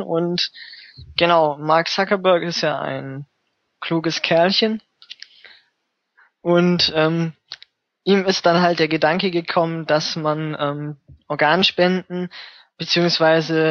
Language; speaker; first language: German; native; German